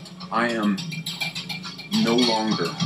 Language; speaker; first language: English; native; English